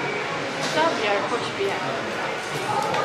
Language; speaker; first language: Turkish; non-native, learner; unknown